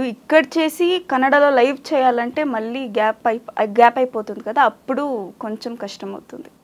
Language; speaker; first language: Telugu; non-native, local second language; Kannada